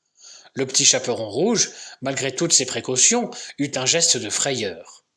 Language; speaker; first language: French; native; French